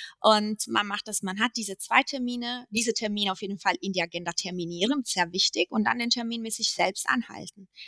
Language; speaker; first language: German; non-native, fluent; Italian